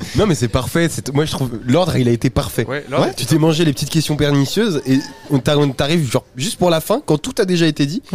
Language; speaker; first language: French; native; French